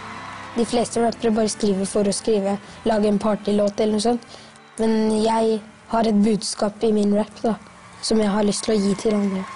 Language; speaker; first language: Norwegian; early bilingual, other home language; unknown